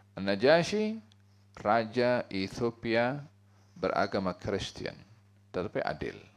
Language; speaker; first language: Malay; native; Malay